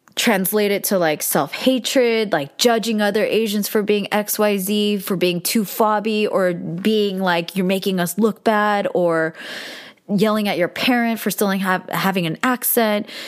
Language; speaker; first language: English; early bilingual, other home language; Korean